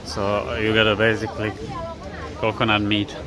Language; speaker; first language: English; non-native, fluent; Slovak